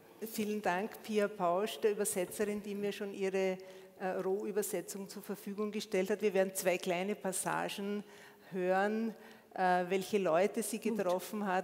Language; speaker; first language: German; native; German